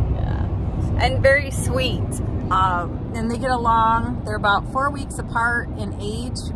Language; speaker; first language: English; native; English